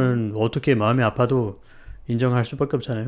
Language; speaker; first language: Korean; non-native, fluent; French